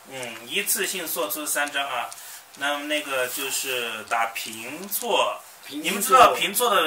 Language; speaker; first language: Chinese; native; Chinese